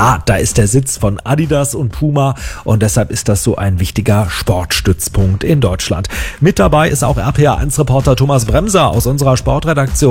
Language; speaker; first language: German; native; German